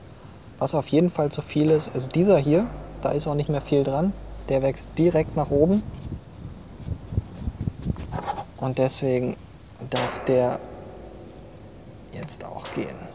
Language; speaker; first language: German; native; German